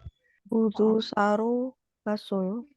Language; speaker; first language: Korean; non-native, learner; Indonesian